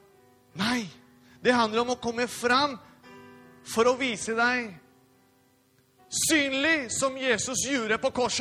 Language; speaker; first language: Norwegian; non-native, fluent; Spanish